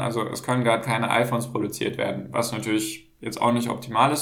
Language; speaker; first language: German; native; German